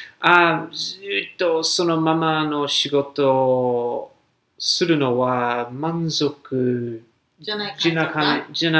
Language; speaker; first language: Japanese; non-native, fluent; English